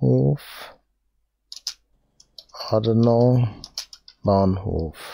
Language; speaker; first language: German; native; German